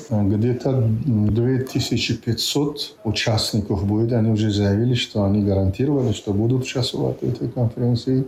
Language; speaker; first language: Russian; non-native, local second language; Tajik